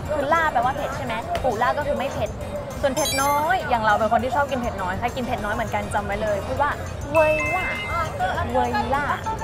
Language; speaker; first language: Thai; native; Thai